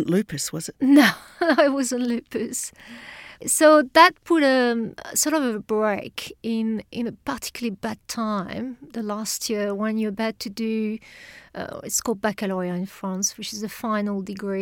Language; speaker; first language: English; non-native, fluent; French